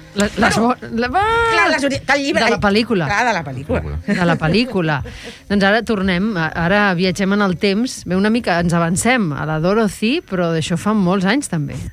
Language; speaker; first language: Catalan; native; Catalan